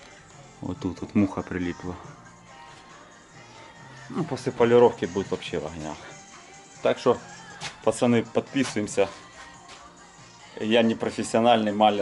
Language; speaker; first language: Russian; native; Russian